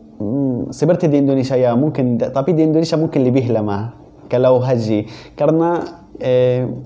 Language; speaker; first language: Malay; non-native, fluent; Arabic